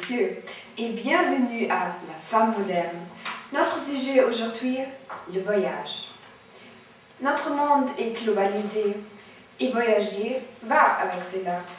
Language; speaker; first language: French; non-native, learner; German